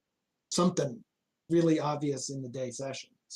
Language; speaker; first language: English; native; English